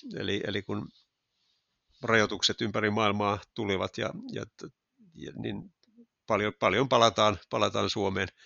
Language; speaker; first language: Finnish; native; Finnish